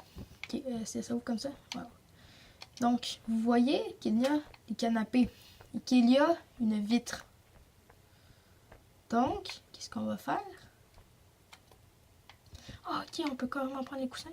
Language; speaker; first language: French; native; French